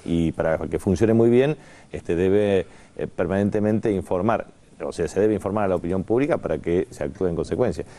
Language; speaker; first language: Spanish; native; Spanish